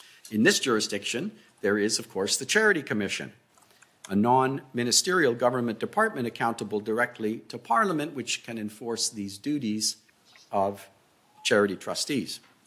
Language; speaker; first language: English; native; English